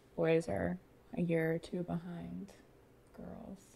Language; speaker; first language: English; native; English